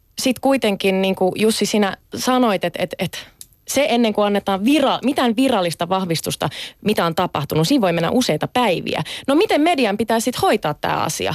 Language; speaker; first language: Finnish; early bilingual, other home language; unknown